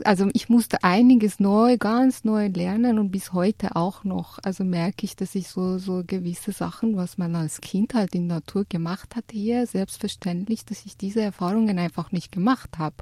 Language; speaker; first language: German; non-native, fluent; Persian